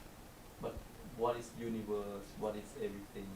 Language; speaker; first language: English; non-native, learner; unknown